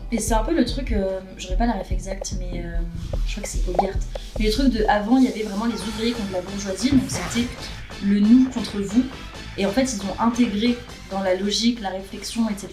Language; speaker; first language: French; native; French